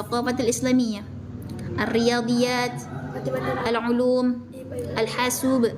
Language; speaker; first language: Arabic; non-native, fluent; Indonesian